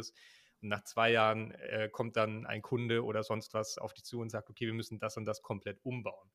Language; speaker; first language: German; native; German